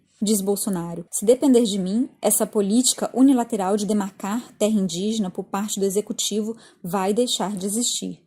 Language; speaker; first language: Portuguese; native; Portuguese